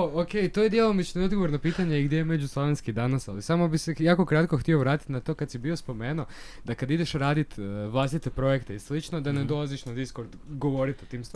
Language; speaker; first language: Croatian; native; Croatian